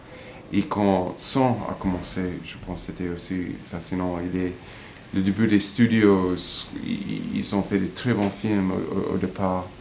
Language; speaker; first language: French; non-native, fluent; English